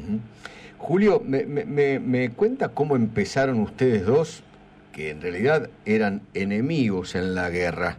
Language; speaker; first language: Spanish; native; Spanish